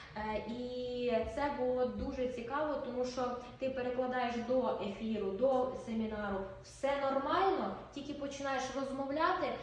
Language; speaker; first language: Ukrainian; non-native, local second language; Russian